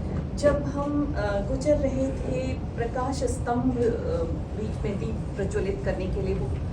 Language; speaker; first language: Hindi; native; Hindi